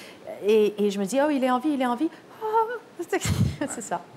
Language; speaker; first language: French; native; French